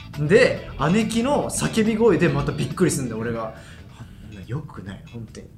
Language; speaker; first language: Japanese; native; Japanese